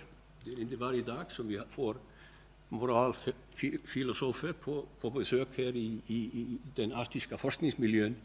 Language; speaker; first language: Swedish; non-native, fluent; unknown